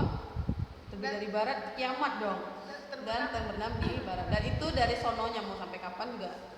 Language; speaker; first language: Indonesian; native; Indonesian